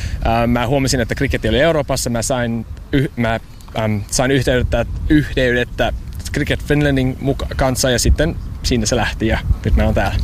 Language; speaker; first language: Finnish; non-native, learner; English